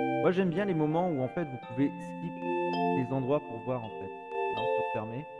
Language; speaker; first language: French; native; French